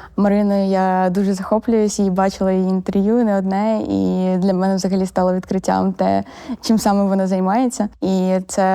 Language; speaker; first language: Ukrainian; native; Ukrainian